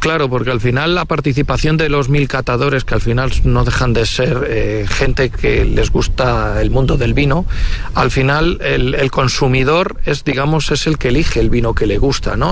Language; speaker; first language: Spanish; native; Spanish